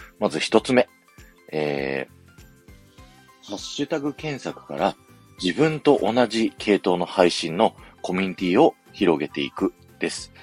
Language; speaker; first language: Japanese; native; Japanese